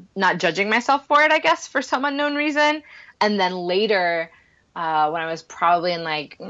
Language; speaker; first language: English; non-native, fluent; Spanish